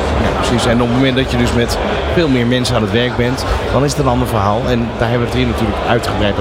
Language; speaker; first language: Dutch; native; Dutch